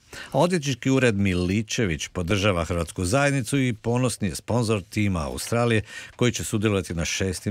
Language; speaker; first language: Croatian; native; Croatian